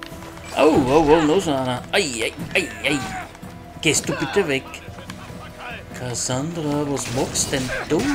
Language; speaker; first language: German; native; German